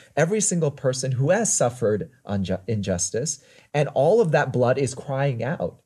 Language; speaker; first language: English; native; English